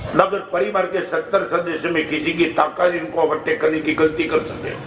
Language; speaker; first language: Hindi; non-native, local second language; Gujarati